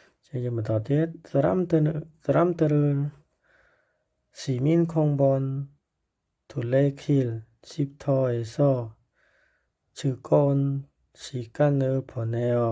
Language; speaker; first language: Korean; non-native, fluent; Khmer